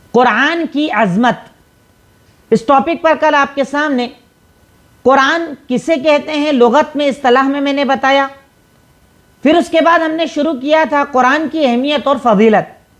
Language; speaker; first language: Hindi; native; Hindi